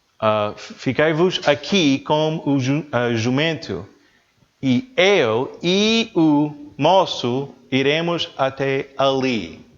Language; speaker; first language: Portuguese; non-native, learner; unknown